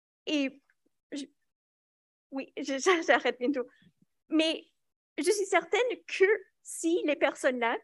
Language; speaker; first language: French; non-native, local second language; English